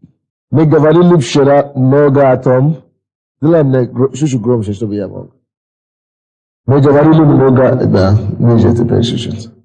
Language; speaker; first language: Russian; non-native, fluent; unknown